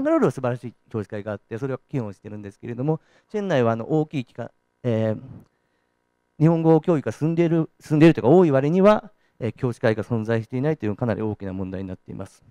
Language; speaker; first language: Japanese; native; Japanese